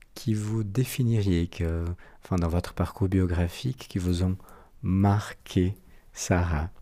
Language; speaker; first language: French; non-native, fluent; Portuguese